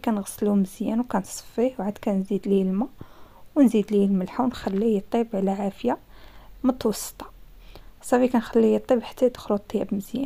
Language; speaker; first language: Arabic; native; Arabic